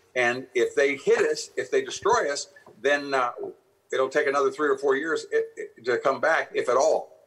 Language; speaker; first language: English; native; English